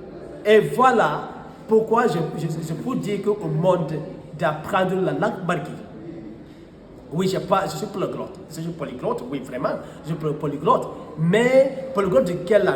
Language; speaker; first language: French; non-native, fluent; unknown